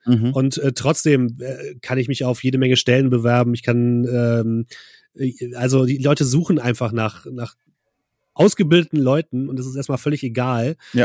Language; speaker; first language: German; native; German